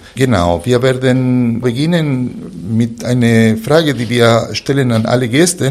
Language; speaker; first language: German; non-native, fluent; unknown